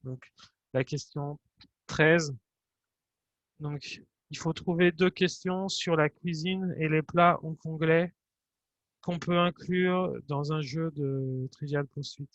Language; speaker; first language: French; non-native, fluent; English